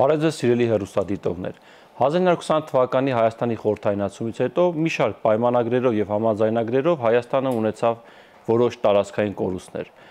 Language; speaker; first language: Armenian; native; Armenian